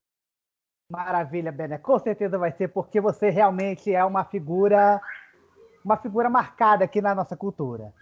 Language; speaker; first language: Portuguese; native; Portuguese